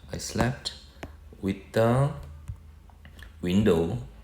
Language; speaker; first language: English; non-native, fluent; Korean